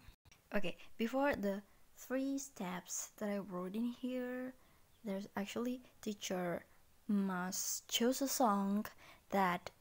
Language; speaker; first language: English; non-native, learner; Indonesian